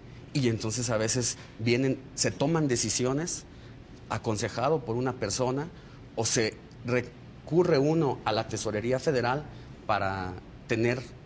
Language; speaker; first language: Spanish; native; Spanish